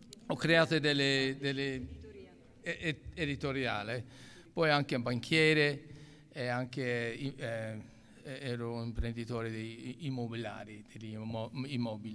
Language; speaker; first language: Italian; non-native, local second language; English